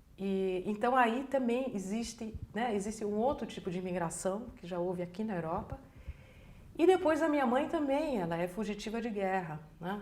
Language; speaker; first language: Portuguese; native; Portuguese